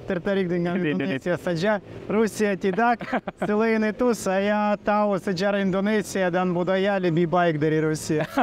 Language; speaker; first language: Indonesian; non-native, learner; Russian